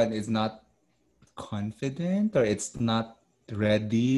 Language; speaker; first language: English; non-native, local second language; Cebuano